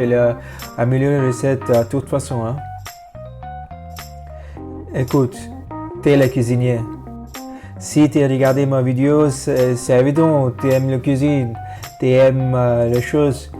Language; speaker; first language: French; non-native, fluent; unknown